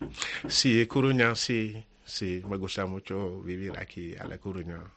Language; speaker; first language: Spanish; non-native, learner; Wolof